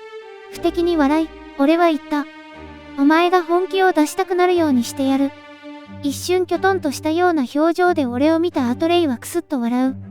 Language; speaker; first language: Japanese; native; Japanese